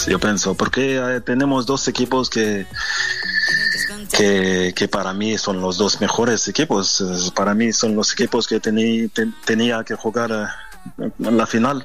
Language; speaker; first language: Spanish; non-native, learner; French